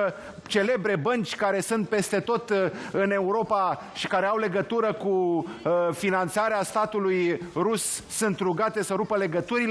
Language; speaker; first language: Romanian; native; Romanian